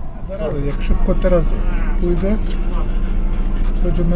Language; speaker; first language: Polish; non-native, learner; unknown